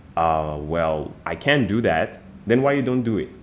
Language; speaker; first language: English; non-native, fluent; Persian